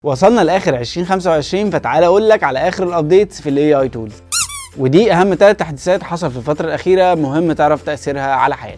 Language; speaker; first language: Arabic; native; Arabic